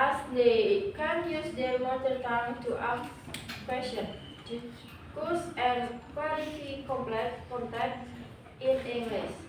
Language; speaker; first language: English; non-native, learner; Indonesian